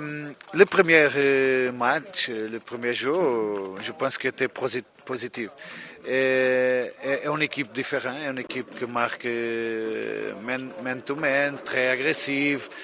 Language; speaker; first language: French; non-native, fluent; Portuguese